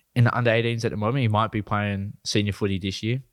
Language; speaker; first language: English; native; English